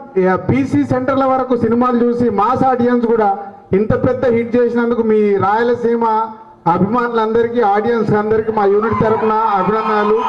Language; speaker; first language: Telugu; native; Telugu